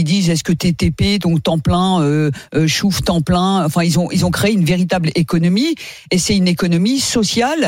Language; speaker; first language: French; native; French